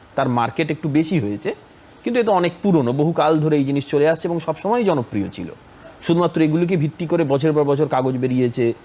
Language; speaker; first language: Bangla; native; Bangla